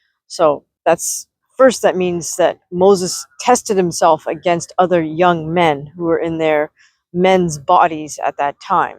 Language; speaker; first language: English; native; English